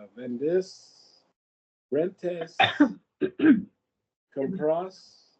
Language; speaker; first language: Spanish; non-native, learner; English